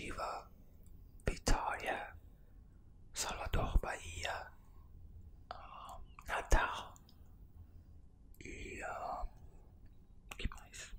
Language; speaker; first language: Portuguese; non-native, learner; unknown